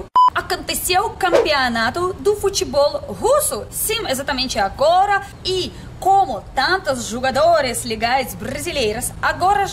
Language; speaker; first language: Portuguese; non-native, fluent; Russian